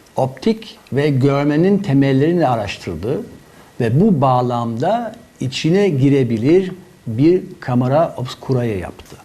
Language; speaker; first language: Turkish; non-native, fluent; German